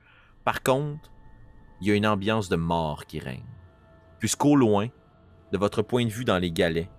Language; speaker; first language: French; native; French